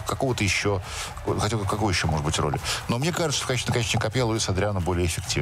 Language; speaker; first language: Russian; native; Russian